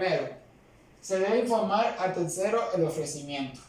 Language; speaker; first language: Spanish; native; Spanish